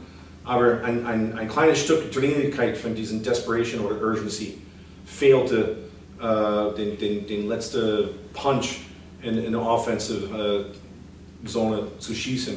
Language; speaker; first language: German; non-native, fluent; English